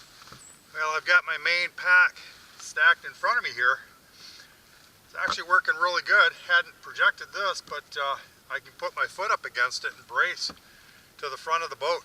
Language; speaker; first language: English; native; English